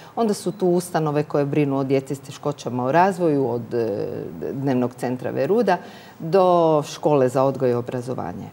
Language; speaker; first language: Croatian; native; Croatian